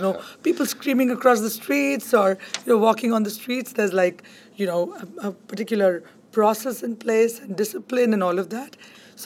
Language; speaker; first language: English; non-native, local second language; Bangla